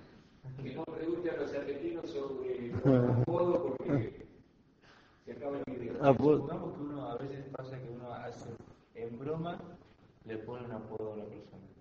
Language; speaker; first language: Spanish; native; Spanish